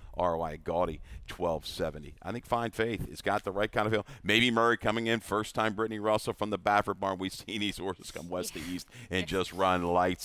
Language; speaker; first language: English; native; English